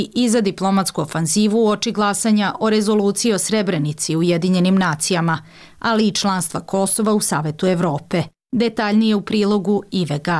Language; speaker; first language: Serbian; native; Serbian